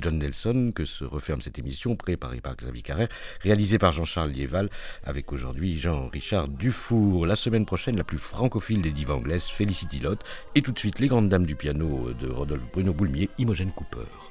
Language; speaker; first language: French; native; French